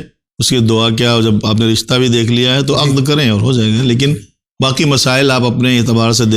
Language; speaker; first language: Urdu; native; Urdu